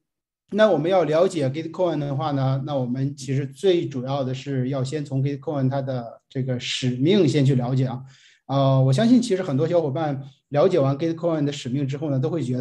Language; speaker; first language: Chinese; native; Chinese